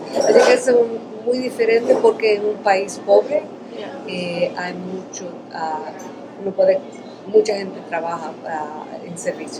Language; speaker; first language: Spanish; early bilingual, other home language; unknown